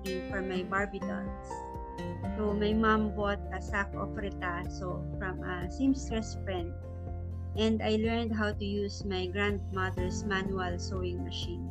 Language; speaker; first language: English; non-native, local second language; Iloko